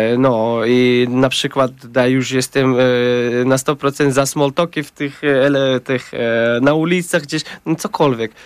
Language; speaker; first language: Polish; non-native, learner; Tajik